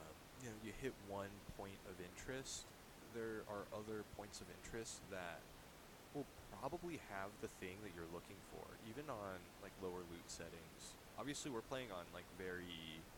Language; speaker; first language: English; native; English